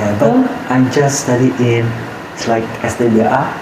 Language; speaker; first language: English; non-native, fluent; Indonesian